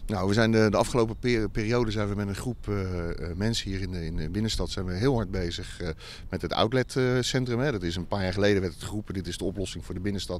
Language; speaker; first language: Dutch; native; Dutch